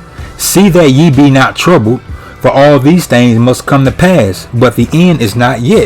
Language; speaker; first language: English; native; English